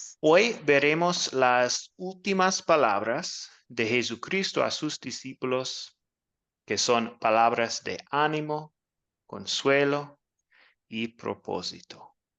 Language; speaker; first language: Spanish; non-native, learner; English